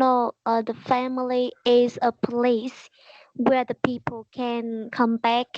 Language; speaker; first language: English; non-native, learner; Vietnamese